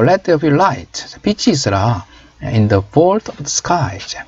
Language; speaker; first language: English; non-native, fluent; Korean